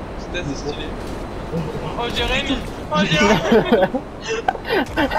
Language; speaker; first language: French; native; French